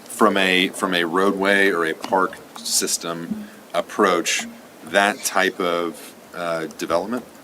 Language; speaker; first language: English; native; English